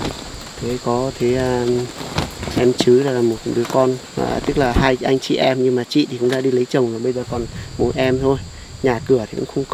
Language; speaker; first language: Vietnamese; native; Vietnamese